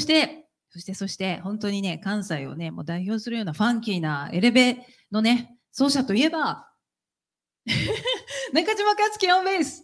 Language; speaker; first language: Japanese; native; Japanese